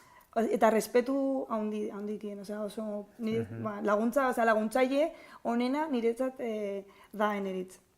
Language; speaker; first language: Basque; non-native, learner; Spanish